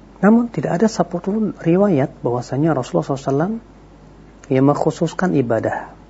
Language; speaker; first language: Indonesian; native; Indonesian